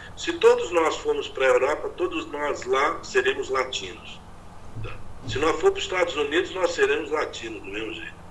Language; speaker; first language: Portuguese; native; Portuguese